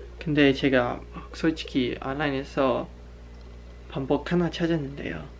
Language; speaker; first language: Korean; non-native, learner; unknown